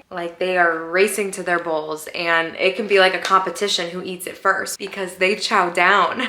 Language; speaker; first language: English; native; English